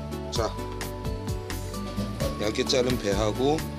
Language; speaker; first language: Korean; native; Korean